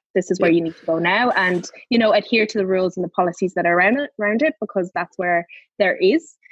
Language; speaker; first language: English; native; English